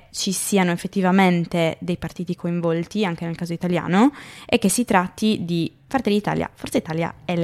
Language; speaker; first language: Italian; native; Italian